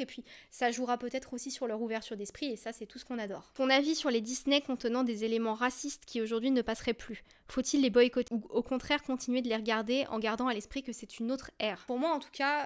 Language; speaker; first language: French; native; French